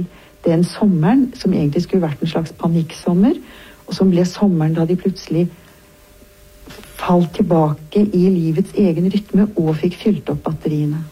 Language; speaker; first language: Norwegian; native; Norwegian